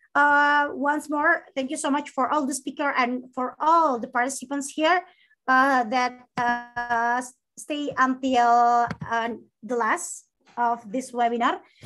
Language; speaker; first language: English; non-native, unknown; Indonesian